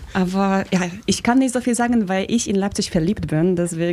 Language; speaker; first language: German; early bilingual, other home language; Polish